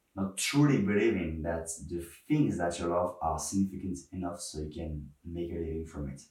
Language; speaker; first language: English; non-native, fluent; French